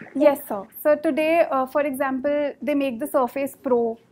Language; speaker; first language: English; non-native, local second language; Hindi